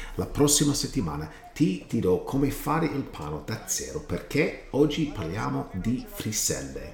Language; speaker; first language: Italian; non-native, learner; English